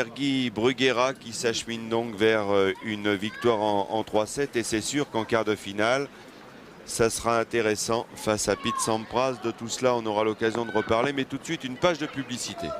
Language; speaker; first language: French; native; French